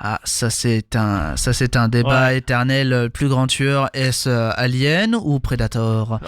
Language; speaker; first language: French; native; French